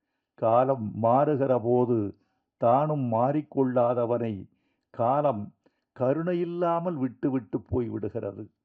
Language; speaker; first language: Tamil; native; Tamil